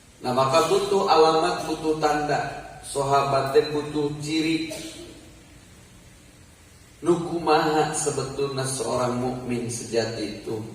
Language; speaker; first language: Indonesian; non-native, local second language; Sundanese